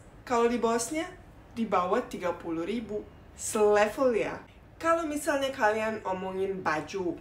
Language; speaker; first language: Indonesian; non-native, fluent; Bosnian